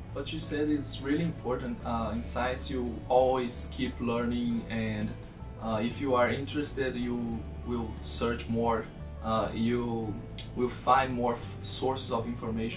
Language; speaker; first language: English; non-native, fluent; Portuguese